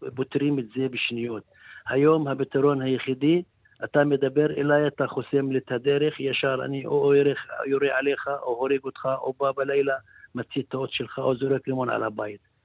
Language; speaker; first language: Hebrew; non-native, local second language; Arabic